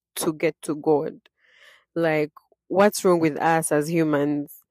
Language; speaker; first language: English; non-native, local second language; Ganda